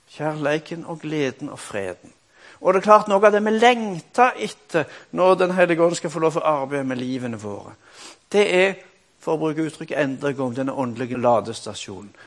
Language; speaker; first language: Norwegian; native; Norwegian